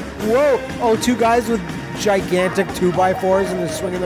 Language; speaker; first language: English; native; English